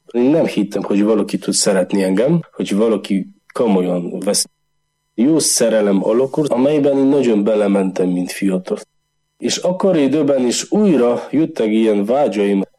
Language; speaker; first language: Hungarian; non-native, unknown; Polish